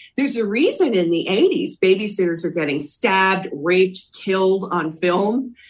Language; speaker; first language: English; native; English